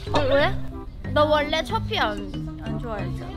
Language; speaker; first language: Korean; non-native, fluent; Thai